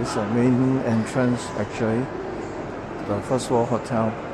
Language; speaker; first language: English; non-native, local second language; Chinese